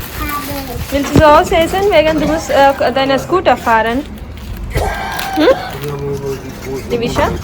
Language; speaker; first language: German; non-native, learner; Telugu